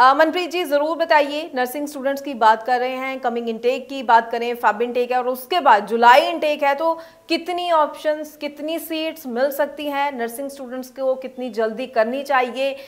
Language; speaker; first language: Hindi; non-native, local second language; Punjabi